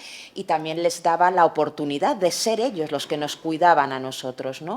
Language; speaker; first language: Spanish; native; Spanish